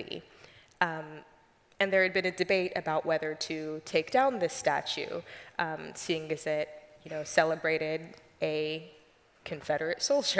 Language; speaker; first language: English; native; English